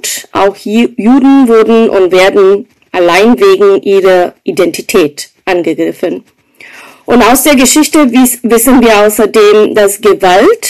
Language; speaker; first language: German; non-native, fluent; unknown